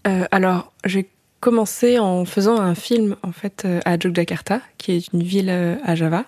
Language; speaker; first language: French; early bilingual, other home language; Indonesian